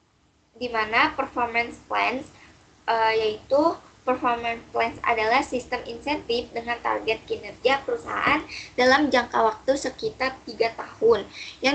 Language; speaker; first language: Indonesian; native; Indonesian